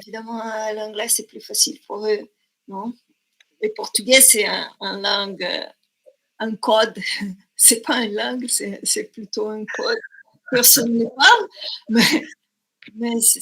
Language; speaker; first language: French; non-native, fluent; Portuguese